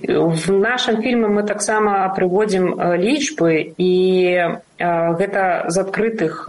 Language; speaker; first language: Belarusian; non-native, local second language; Russian